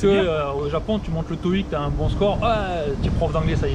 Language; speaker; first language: French; native; French